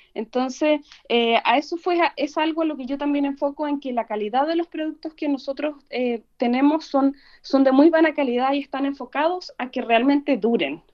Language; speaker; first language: Spanish; native; Spanish